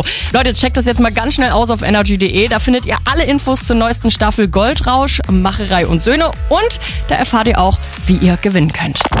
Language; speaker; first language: German; native; German